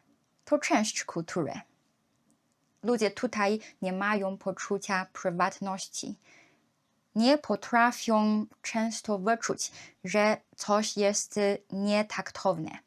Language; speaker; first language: Polish; non-native, learner; Chinese